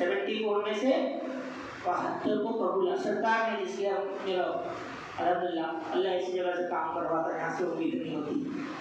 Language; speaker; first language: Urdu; non-native, local second language; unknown